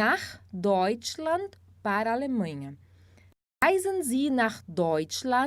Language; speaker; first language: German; non-native, fluent; Portuguese